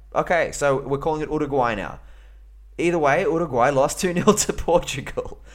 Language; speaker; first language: English; early bilingual, other home language; Greek